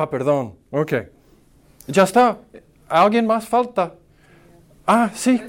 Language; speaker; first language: Spanish; non-native, fluent; English